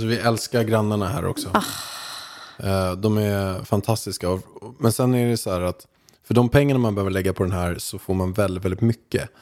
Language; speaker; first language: Swedish; native; Swedish